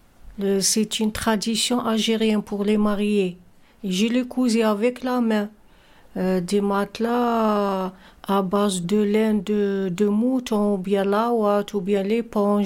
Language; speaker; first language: French; non-native, learner; Arabic